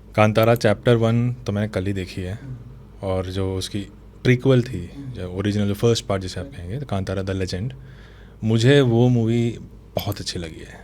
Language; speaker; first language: Hindi; non-native, local second language; Tulu